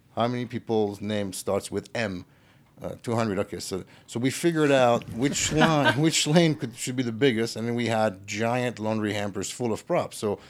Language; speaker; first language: English; early bilingual, other home language; French